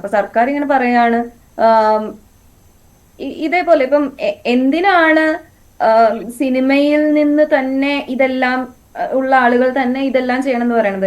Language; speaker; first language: Malayalam; native; Malayalam